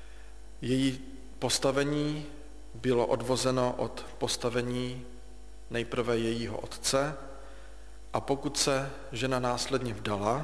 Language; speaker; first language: Czech; native; Czech